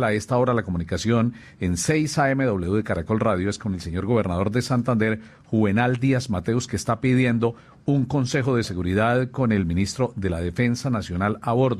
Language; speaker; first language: Spanish; native; Spanish